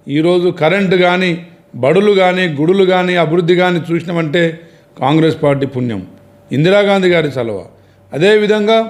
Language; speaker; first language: Telugu; native; Telugu